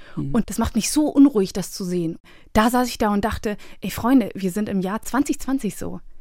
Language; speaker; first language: German; early bilingual, other home language; Bosnian